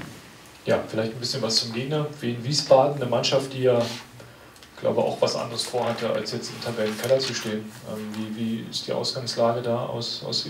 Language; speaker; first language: German; native; German